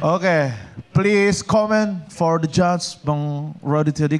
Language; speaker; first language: English; non-native, learner; Indonesian